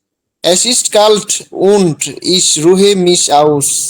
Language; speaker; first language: German; non-native, learner; Bangla